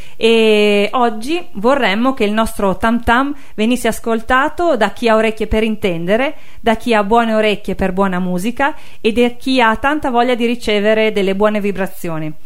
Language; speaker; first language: Italian; native; Italian